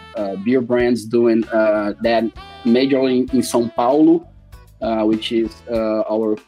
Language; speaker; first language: English; non-native, fluent; Portuguese